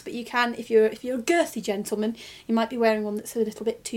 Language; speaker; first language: English; native; English